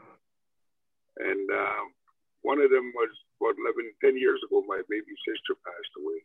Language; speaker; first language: English; non-native, fluent; Cree